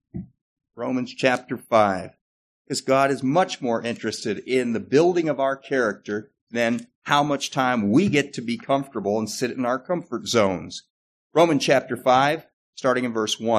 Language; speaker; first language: English; native; English